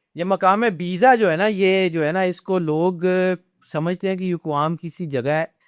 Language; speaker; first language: Urdu; non-native, local second language; Punjabi